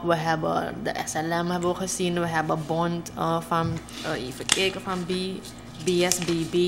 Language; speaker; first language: Dutch; native; Dutch